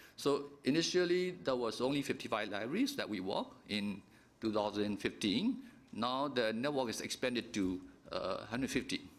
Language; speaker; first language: English; non-native, fluent; Burmese